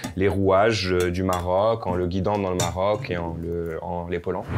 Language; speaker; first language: French; native; French